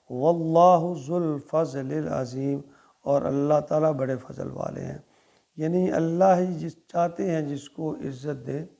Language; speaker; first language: Urdu; native; Urdu